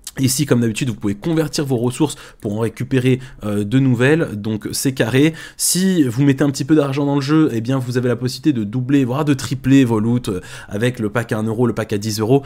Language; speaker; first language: French; native; French